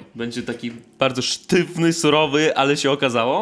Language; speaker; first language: Polish; non-native, fluent; Russian